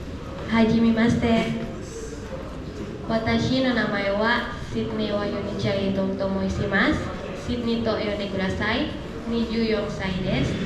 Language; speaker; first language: Japanese; non-native, learner; Indonesian